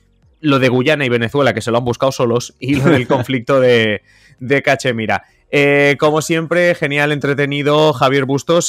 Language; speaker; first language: Spanish; native; Spanish